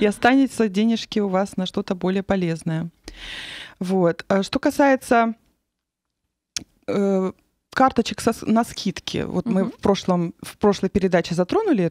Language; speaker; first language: Russian; native; Russian